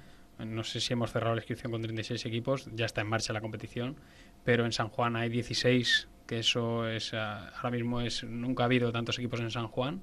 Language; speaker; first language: Spanish; native; Spanish